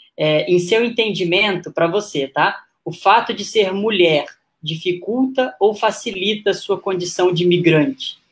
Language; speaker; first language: Portuguese; native; Portuguese